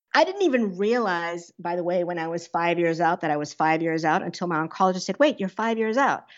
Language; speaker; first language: English; native; English